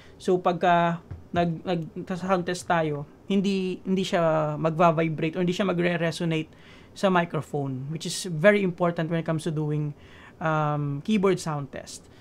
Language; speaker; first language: Filipino; native; Filipino